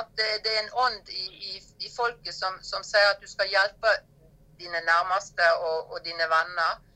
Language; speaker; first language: Norwegian; native; Norwegian